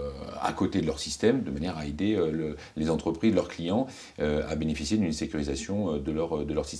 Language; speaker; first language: French; native; French